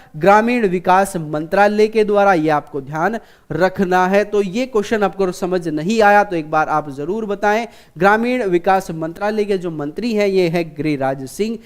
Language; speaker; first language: Hindi; native; Hindi